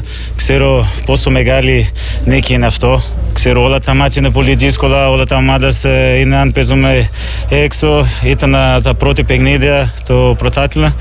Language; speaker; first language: Greek; non-native, learner; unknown